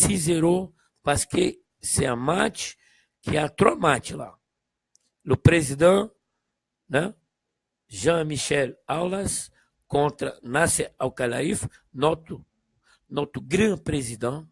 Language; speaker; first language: French; non-native, fluent; Portuguese